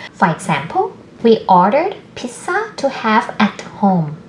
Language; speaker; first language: English; non-native, fluent; Thai